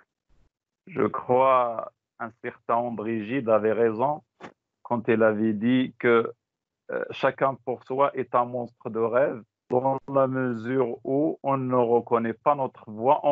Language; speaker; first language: French; non-native, local second language; Tachelhit